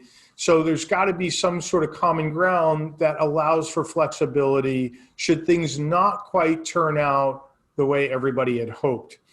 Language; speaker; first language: English; native; English